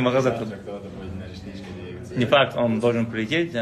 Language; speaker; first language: Russian; native; Russian